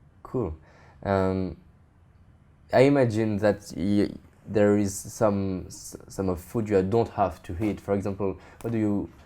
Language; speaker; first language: English; non-native, fluent; French